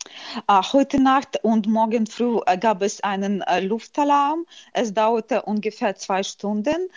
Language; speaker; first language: German; non-native, fluent; Ukrainian